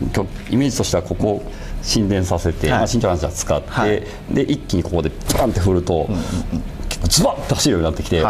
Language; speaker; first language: Japanese; native; Japanese